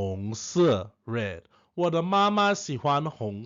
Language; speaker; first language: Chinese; non-native, fluent; English